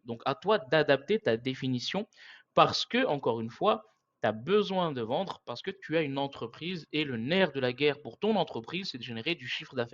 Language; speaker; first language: French; native; French